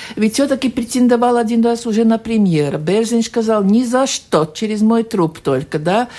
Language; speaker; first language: Russian; non-native, local second language; Latvian